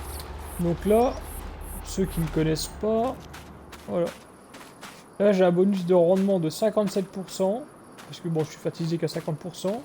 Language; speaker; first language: French; native; French